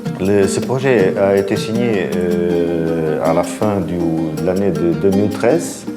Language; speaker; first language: French; non-native, fluent; Portuguese